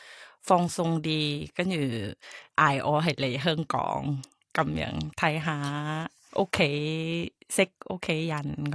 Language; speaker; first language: Cantonese; non-native, learner; Thai